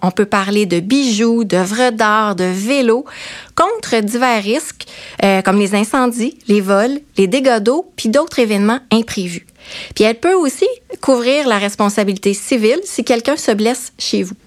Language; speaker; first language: French; native; French